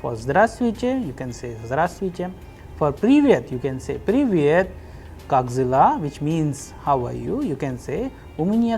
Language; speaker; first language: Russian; non-native, fluent; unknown